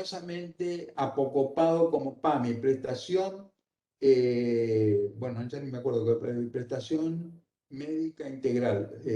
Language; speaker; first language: Spanish; native; Spanish